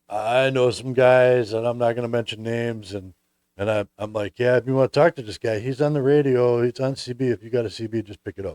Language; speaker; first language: English; native; English